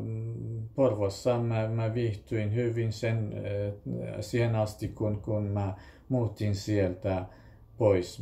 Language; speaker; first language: Finnish; non-native, fluent; Kurdish